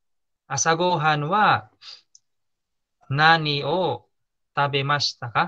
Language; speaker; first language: Japanese; non-native, fluent; Filipino